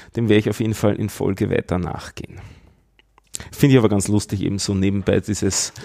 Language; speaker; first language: German; native; German